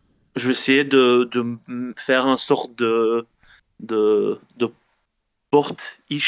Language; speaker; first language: French; non-native, fluent; Dutch